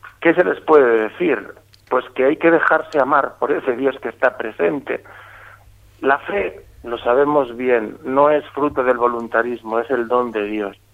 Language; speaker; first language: Spanish; native; Spanish